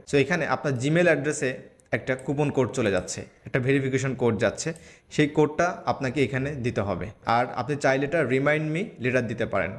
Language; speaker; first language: Bangla; native; Bangla